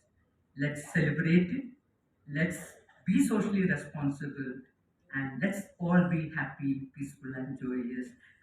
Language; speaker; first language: English; non-native, local second language; Malayalam